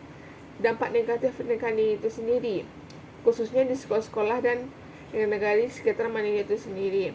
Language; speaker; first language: Indonesian; native; Indonesian